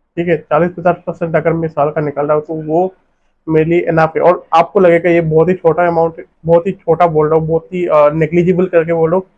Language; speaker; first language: Hindi; non-native, local second language; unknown